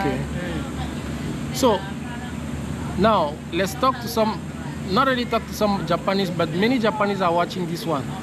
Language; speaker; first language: English; non-native, learner; French